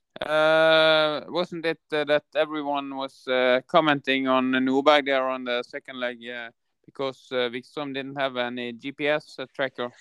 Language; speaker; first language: English; non-native, fluent; Norwegian